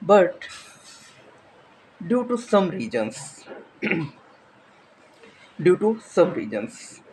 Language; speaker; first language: English; non-native, learner; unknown